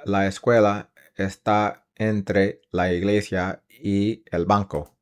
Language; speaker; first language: Spanish; non-native, learner; English